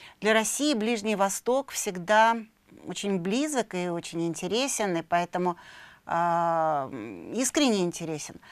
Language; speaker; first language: Russian; native; Russian